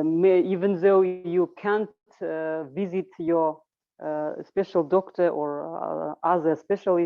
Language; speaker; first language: English; non-native, learner; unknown